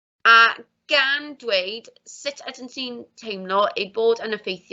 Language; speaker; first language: Welsh; non-native, fluent; English